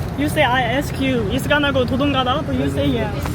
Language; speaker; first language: English; non-native, learner; Korean